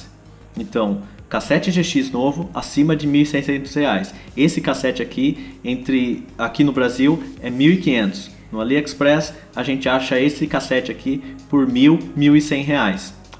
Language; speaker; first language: Portuguese; native; Portuguese